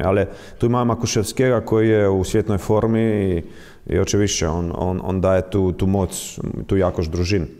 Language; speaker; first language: Polish; non-native, learner; Croatian